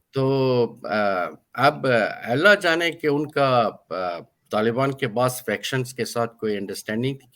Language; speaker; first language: Hindi; non-native, fluent; Persian